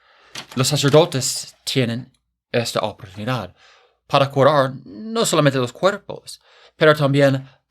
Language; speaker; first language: Spanish; non-native, fluent; English